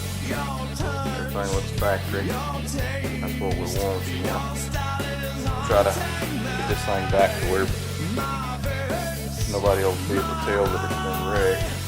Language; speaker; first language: English; native; English